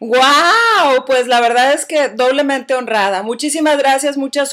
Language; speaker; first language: Spanish; native; Spanish